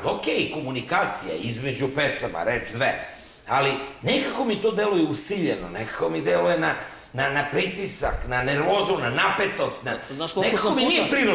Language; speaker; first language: Serbian; native; Serbian